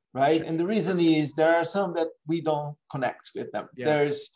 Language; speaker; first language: English; non-native, fluent; Portuguese